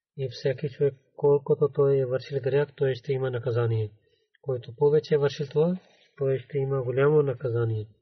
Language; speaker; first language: Bulgarian; non-native, learner; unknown